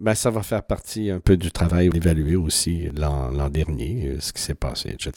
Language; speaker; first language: French; native; French